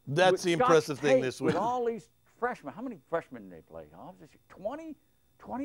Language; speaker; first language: English; native; English